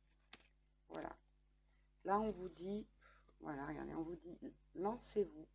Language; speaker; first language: French; native; French